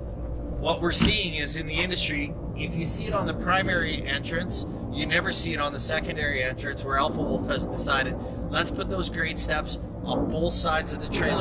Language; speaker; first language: English; native; English